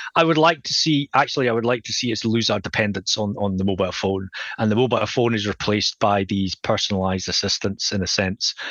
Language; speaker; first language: English; native; English